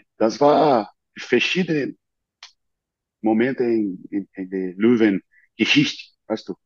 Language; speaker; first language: German; non-native, fluent; Portuguese